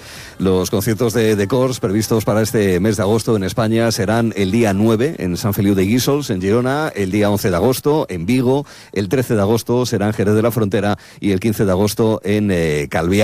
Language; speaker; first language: Spanish; native; Spanish